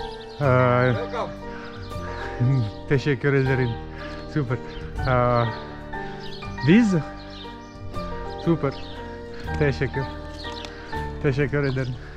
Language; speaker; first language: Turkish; non-native, learner; French